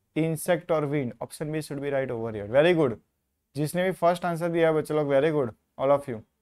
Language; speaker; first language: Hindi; non-native, local second language; Gujarati